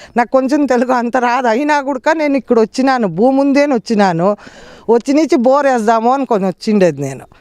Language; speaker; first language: Telugu; native; Telugu